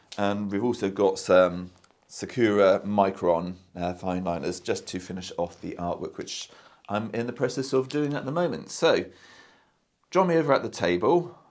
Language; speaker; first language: English; native; English